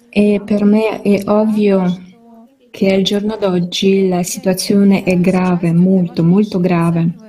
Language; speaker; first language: Italian; non-native, fluent; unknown